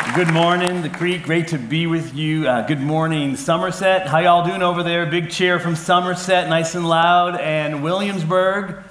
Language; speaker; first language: English; native; English